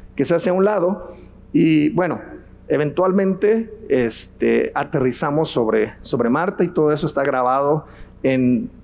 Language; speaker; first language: Spanish; native; Spanish